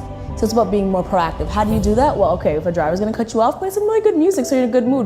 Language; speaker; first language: English; native; English